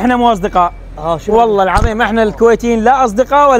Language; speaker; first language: Arabic; native; Arabic